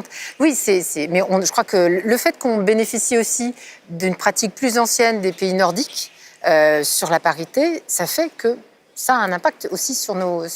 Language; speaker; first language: French; native; French